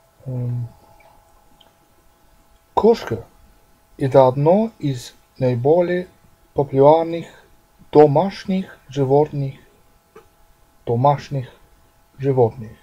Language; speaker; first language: Russian; non-native, learner; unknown